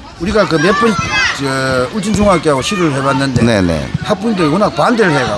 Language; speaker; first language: Korean; native; Korean